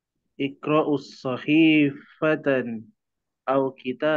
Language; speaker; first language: Arabic; non-native, learner; Indonesian